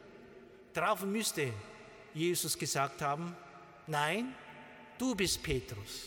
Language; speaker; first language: German; non-native, learner; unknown